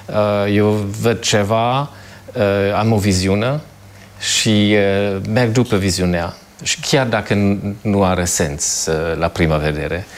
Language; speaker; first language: Romanian; non-native, fluent; German